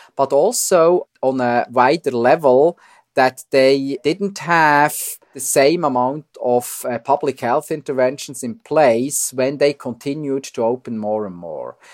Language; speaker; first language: English; non-native, fluent; German